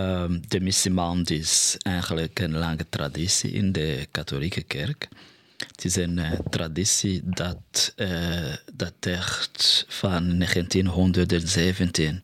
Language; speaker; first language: Dutch; non-native, fluent; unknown